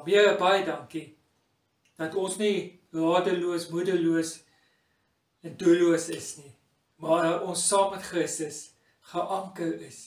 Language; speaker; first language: Afrikaans; native; Afrikaans